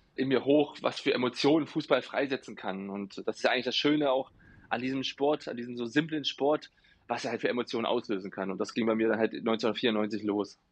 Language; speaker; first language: German; native; German